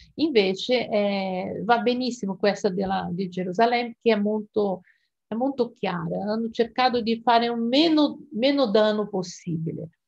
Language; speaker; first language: Italian; non-native, fluent; Portuguese